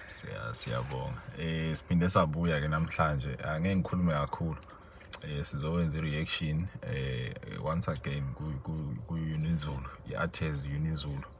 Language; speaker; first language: Zulu; native; Zulu